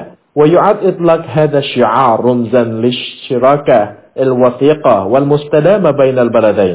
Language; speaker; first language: Arabic; non-native, fluent; Indonesian